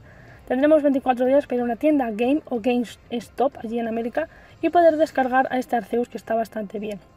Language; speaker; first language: Spanish; native; Spanish